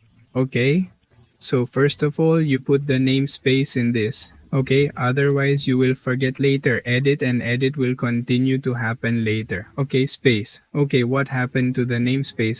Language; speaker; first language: English; non-native, learner; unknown